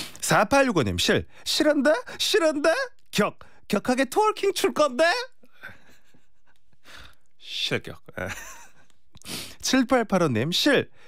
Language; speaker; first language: Korean; native; Korean